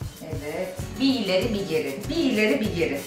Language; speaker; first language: Turkish; native; Turkish